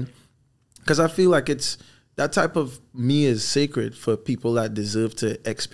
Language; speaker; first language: English; native; English